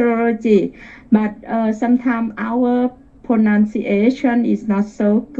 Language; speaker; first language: English; non-native, learner; Thai